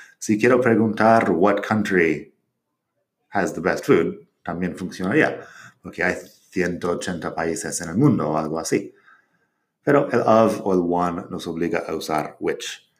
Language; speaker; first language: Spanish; non-native, fluent; English